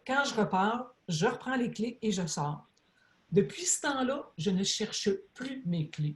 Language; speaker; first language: French; native; French